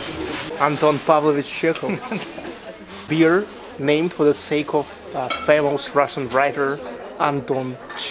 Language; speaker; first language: English; non-native, fluent; Russian